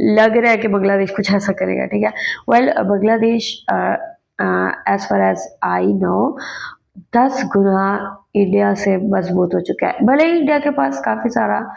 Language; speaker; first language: Urdu; native; Urdu